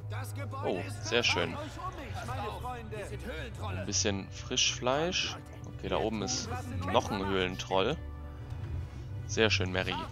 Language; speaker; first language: German; native; German